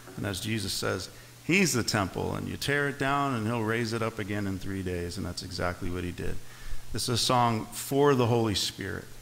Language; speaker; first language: English; native; English